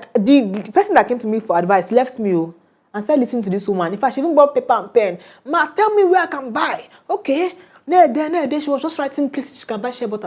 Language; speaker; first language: English; non-native, local second language; Igbo